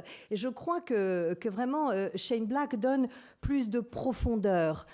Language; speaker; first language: French; native; French